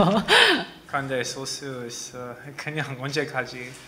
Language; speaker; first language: Korean; non-native, learner; English